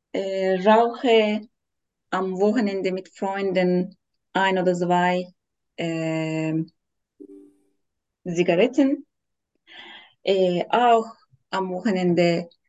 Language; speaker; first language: German; non-native, learner; Turkish